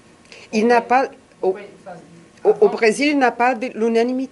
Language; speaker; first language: French; non-native, fluent; Portuguese